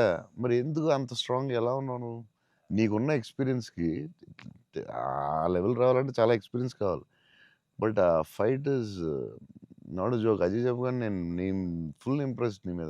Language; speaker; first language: Telugu; native; Telugu